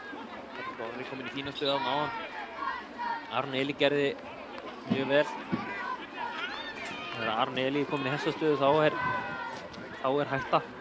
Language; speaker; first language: Icelandic; native; Icelandic